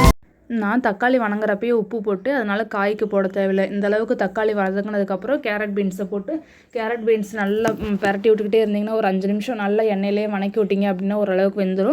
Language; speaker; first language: Tamil; native; Tamil